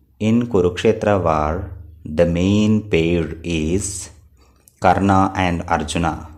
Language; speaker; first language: English; non-native, local second language; Telugu